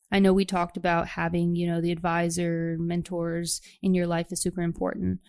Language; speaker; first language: English; native; English